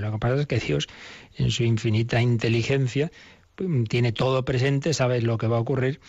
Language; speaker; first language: Spanish; native; Spanish